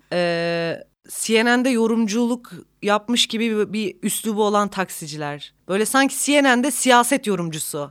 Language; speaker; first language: Turkish; native; Turkish